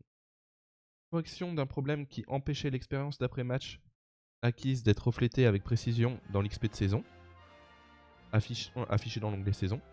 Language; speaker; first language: French; native; French